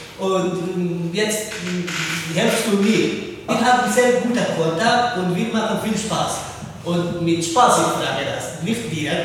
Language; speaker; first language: German; non-native, learner; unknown